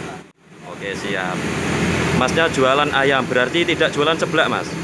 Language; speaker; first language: Indonesian; native; Indonesian